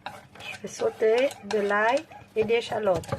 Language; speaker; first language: French; non-native, fluent; Vietnamese